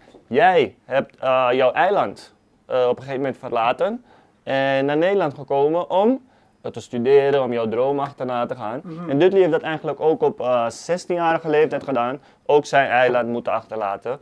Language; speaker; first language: Dutch; native; Dutch